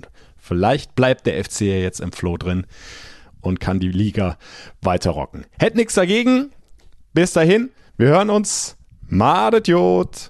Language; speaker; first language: German; native; German